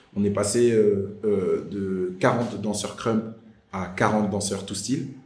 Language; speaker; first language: French; native; French